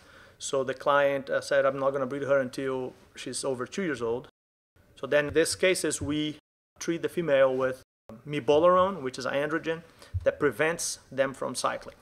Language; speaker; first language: English; non-native, fluent; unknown